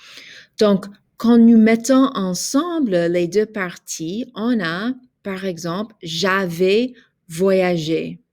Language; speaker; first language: French; non-native, fluent; English